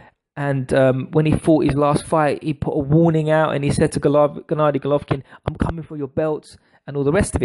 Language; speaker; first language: English; native; English